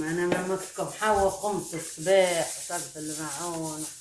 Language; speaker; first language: Arabic; native; Arabic